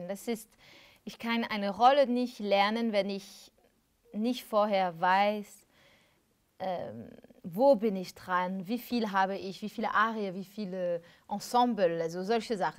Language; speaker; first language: German; non-native, fluent; French